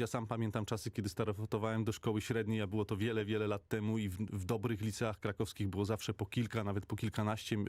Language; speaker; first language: Polish; native; Polish